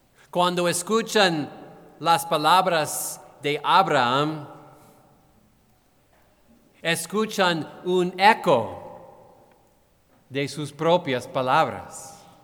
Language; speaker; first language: Spanish; non-native, fluent; English